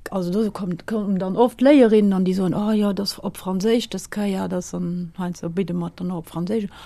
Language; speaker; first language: Luxembourgish; native; Luxembourgish